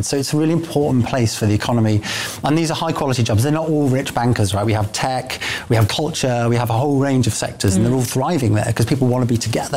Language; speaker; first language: English; native; English